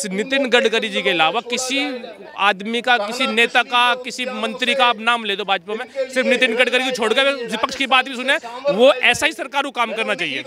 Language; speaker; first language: Hindi; native; Hindi